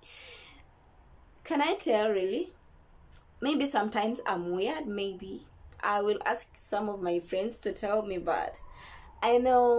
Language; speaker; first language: English; non-native, local second language; Ganda